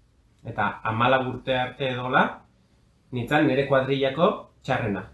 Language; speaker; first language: Basque; native; Basque